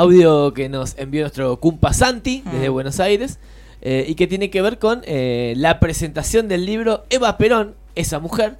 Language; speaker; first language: Spanish; native; Spanish